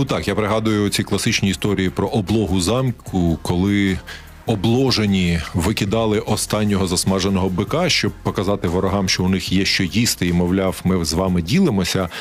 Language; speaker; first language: Ukrainian; native; Ukrainian